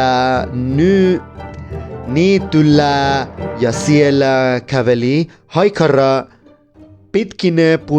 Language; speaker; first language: Finnish; non-native, learner; Spanish